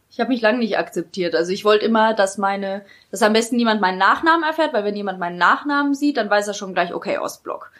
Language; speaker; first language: German; early bilingual, other home language; Polish